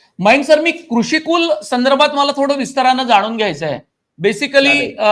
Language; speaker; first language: Marathi; native; Marathi